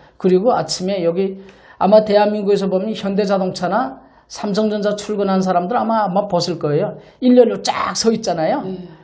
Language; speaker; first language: Korean; native; Korean